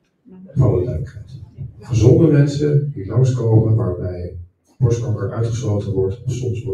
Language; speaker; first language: Dutch; native; Dutch